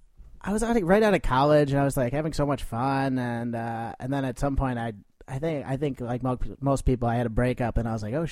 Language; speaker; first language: English; native; English